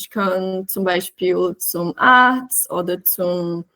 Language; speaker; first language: German; non-native, fluent; Portuguese